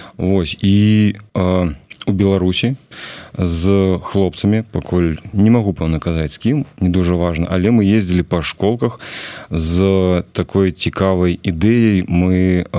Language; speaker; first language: Belarusian; non-native, local second language; Russian